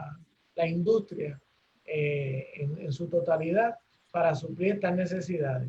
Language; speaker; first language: Spanish; native; Spanish